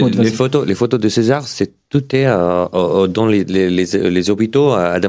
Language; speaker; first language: French; non-native, fluent; Arabic